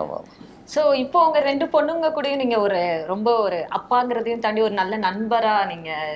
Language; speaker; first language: Tamil; native; Tamil